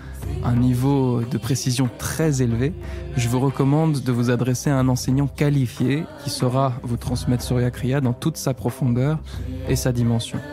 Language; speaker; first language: French; native; French